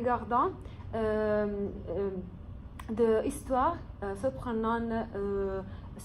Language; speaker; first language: French; non-native, fluent; English